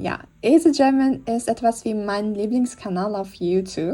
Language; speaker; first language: German; non-native, fluent; Turkish